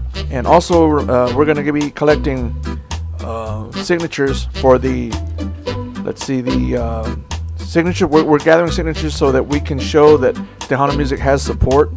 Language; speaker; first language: English; early bilingual, other home language; Spanish